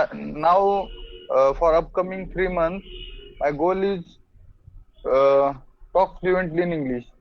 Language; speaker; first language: English; non-native, learner; Hindi